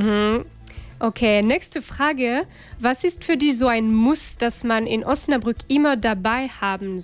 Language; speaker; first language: German; non-native, fluent; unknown